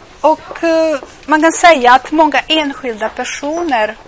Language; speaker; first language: Swedish; non-native, fluent; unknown